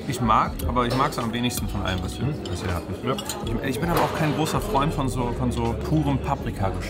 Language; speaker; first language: German; native; German